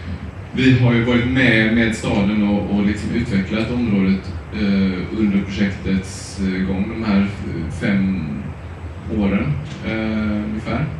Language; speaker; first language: Swedish; native; Swedish